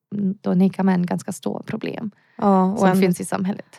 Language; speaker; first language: Swedish; non-native, fluent; German